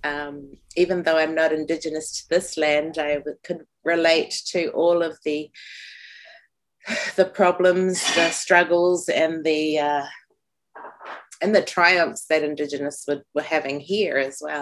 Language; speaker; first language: English; native; English